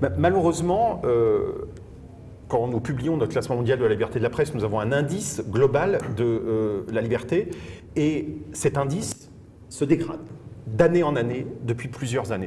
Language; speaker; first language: French; native; French